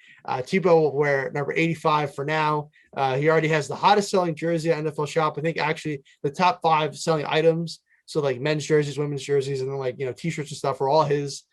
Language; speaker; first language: English; native; English